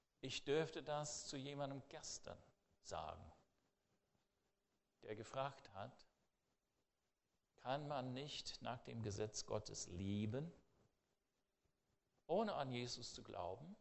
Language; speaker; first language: German; non-native, fluent; English